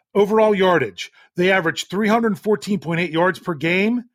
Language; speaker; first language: English; native; English